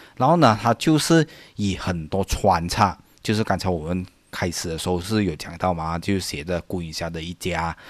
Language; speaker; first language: Chinese; native; Chinese